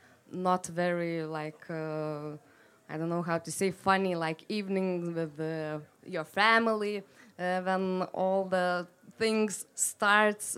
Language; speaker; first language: English; non-native, fluent; Lithuanian